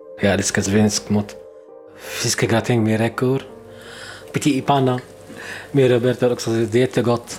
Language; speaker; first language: Swedish; non-native, learner; Arabic